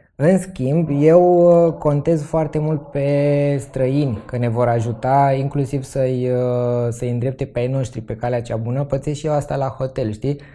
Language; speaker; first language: Romanian; native; Romanian